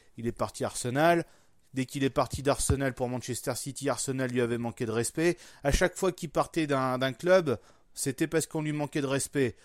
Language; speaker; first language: French; native; French